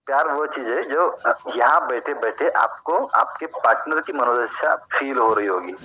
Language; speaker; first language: Hindi; non-native, local second language; Marathi